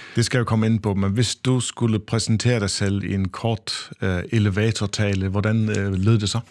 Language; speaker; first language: Danish; non-native, local second language; Faroese